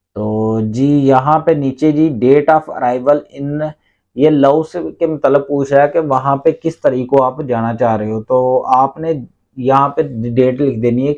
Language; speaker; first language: Urdu; non-native, local second language; Punjabi